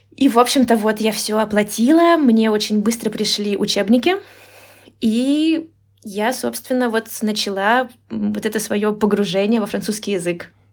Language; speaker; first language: Russian; native; Russian